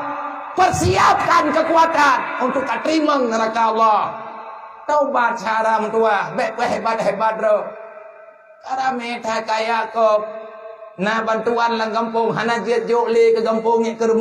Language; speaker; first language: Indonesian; non-native, local second language; Achinese